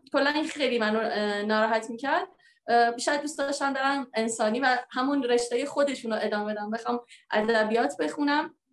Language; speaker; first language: Persian; native; Persian